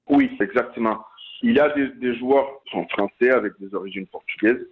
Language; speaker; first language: French; non-native, fluent; Portuguese